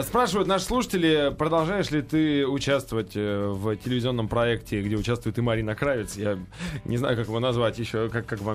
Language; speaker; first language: Russian; native; Russian